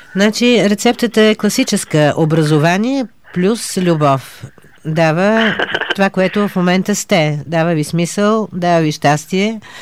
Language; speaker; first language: Bulgarian; native; Bulgarian